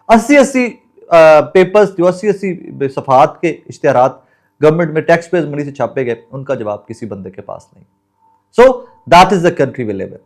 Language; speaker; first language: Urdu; non-native, local second language; Punjabi